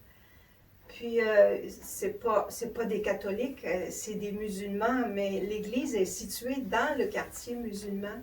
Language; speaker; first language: French; native; French